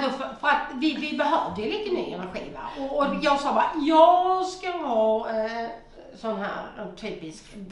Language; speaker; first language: Swedish; native; Swedish